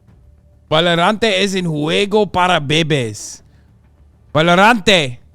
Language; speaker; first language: Spanish; non-native, learner; English